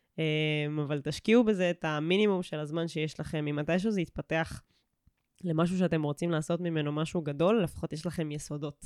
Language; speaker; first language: Hebrew; native; Hebrew